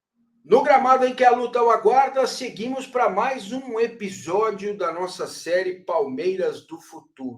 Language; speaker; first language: Portuguese; native; Portuguese